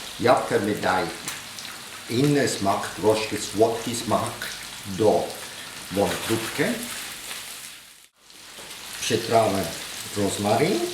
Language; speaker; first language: Polish; non-native, learner; German